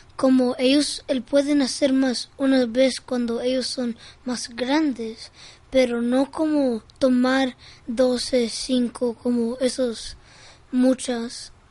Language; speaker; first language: Spanish; early bilingual, heritage; Spanish